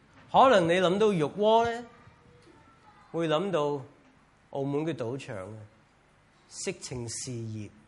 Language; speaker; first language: Cantonese; non-native, fluent; English